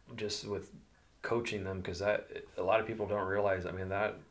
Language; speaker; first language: English; native; English